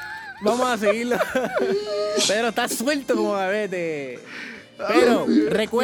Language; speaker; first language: Spanish; native; Spanish